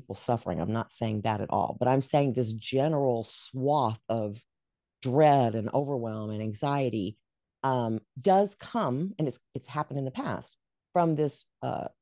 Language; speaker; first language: English; native; English